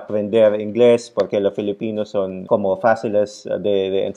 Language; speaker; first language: Spanish; non-native, fluent; Filipino